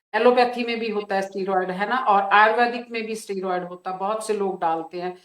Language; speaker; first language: Hindi; non-native, local second language; Punjabi